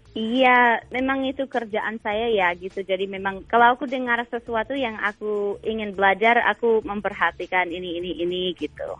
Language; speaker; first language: Indonesian; non-native, fluent; English